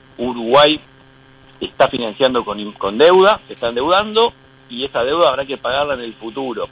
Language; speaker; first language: Spanish; native; Spanish